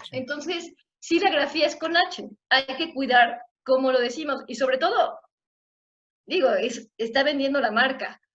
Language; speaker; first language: Spanish; native; Spanish